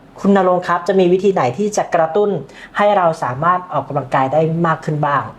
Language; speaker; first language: Thai; native; Thai